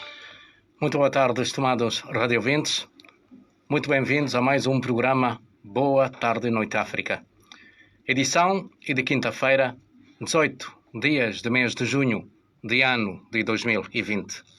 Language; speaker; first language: Portuguese; non-native, local second language; Upper Guinea Crioulo